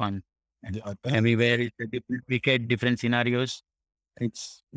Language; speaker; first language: English; non-native, local second language; Marathi